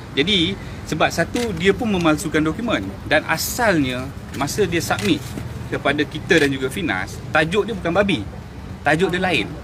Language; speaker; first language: Malay; native; Malay